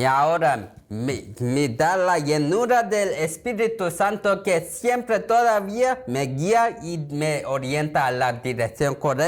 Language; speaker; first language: Spanish; non-native, learner; Korean